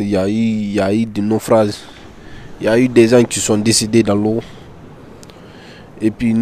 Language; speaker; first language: French; non-native, learner; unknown